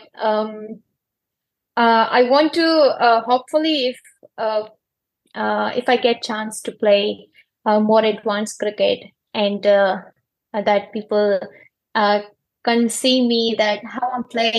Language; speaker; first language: English; non-native, fluent; Persian